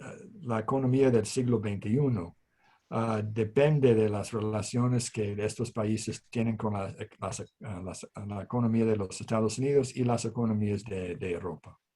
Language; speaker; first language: Spanish; non-native, fluent; English